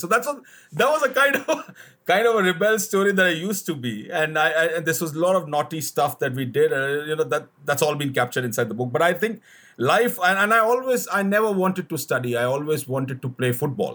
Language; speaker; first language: English; non-native, local second language; Hindi